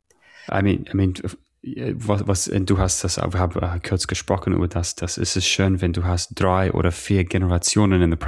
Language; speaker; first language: German; non-native, learner; English